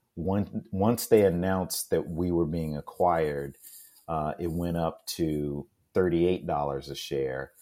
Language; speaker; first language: English; native; English